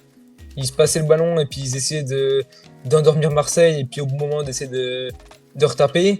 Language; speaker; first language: French; native; French